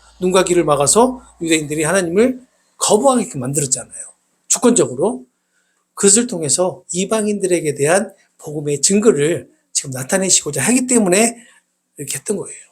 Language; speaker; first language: Korean; native; Korean